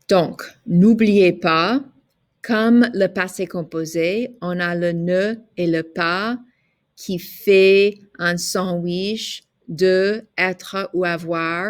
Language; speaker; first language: French; non-native, fluent; English